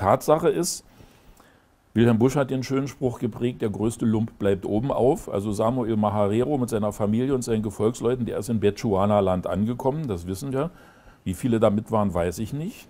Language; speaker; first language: German; native; German